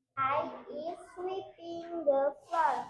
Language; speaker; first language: English; non-native, learner; Indonesian